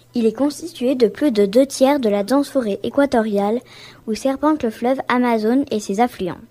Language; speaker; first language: French; native; French